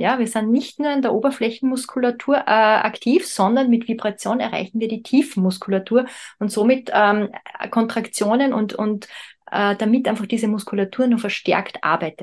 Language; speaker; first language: German; native; German